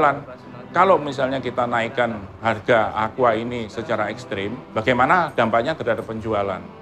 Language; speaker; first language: Indonesian; native; Indonesian